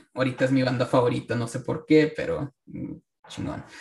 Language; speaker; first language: Spanish; early bilingual, heritage; Spanish